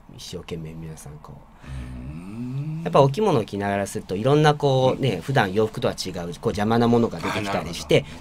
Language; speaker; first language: Japanese; native; Japanese